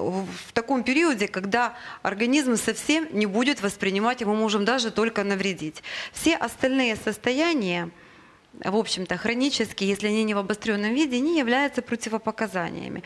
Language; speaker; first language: Russian; native; Russian